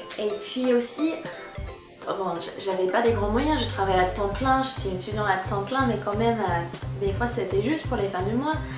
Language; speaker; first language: French; non-native, fluent; English